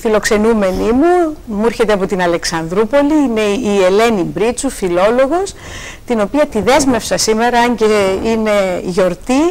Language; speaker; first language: Greek; native; Greek